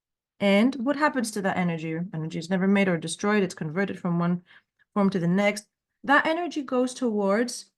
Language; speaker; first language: English; native; English